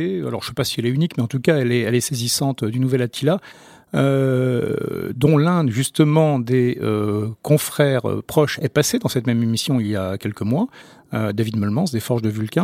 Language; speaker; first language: French; native; French